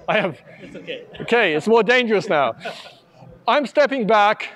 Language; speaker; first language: English; native; English